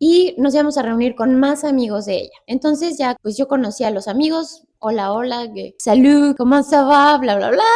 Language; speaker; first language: Spanish; native; Spanish